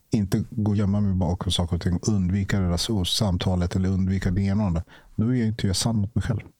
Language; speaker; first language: Swedish; early bilingual, other home language; Ganda